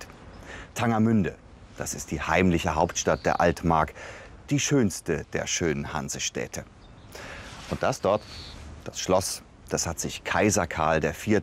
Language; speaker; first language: German; native; German